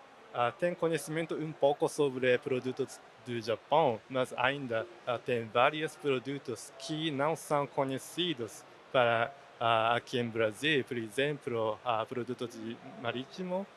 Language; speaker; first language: Portuguese; non-native, learner; Japanese